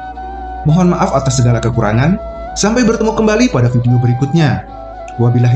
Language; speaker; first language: Indonesian; native; Indonesian